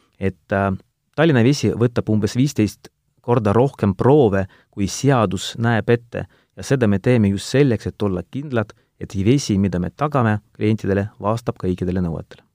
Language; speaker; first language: Estonian; non-native, local second language; Russian